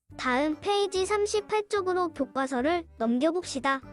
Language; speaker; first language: Korean; native; Korean